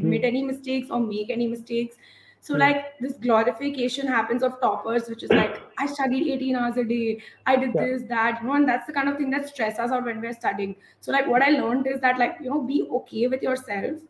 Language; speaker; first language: English; non-native, local second language; Gujarati